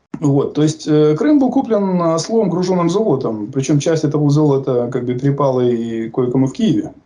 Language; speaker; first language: Russian; native; Russian